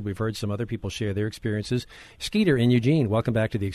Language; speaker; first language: English; native; English